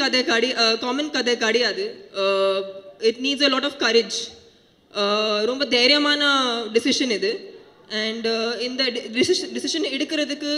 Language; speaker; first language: Tamil; non-native, fluent; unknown